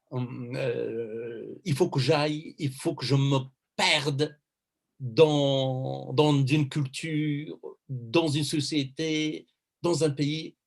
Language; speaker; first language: French; non-native, fluent; Persian